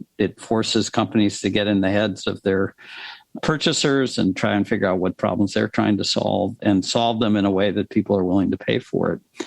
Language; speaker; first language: English; native; English